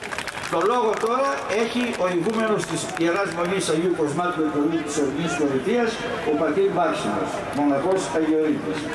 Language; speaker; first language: Greek; native; Greek